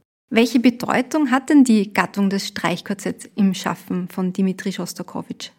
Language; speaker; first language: German; native; German